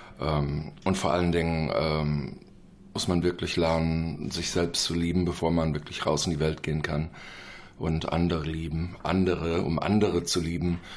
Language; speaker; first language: German; non-native, fluent; English